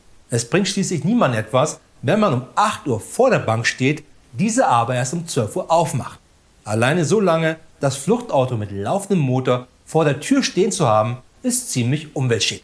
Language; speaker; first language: German; native; German